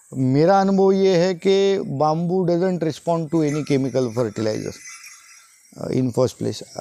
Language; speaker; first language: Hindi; non-native, local second language; Marathi